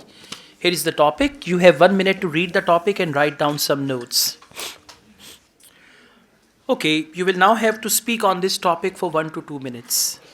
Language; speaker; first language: English; non-native, fluent; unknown